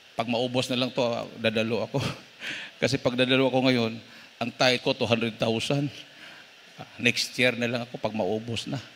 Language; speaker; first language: Filipino; non-native, local second language; Cebuano